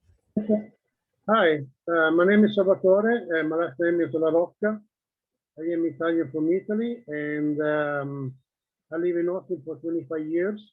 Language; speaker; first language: English; non-native, learner; Italian